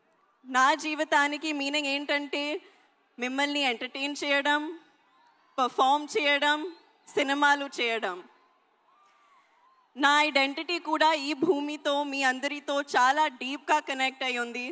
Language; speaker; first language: Telugu; non-native, learner; Hindi